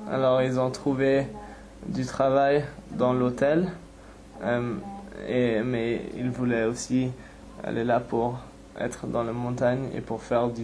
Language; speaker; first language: French; non-native, fluent; English